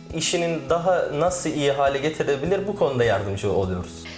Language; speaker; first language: Turkish; native; Turkish